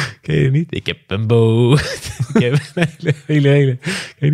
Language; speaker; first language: Dutch; native; Dutch